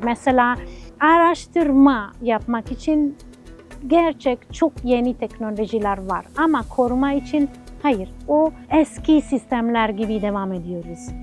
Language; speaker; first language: Turkish; non-native, fluent; Italian